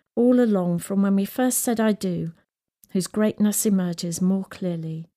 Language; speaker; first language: English; native; English